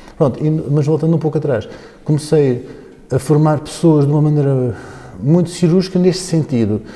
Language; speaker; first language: Portuguese; native; Portuguese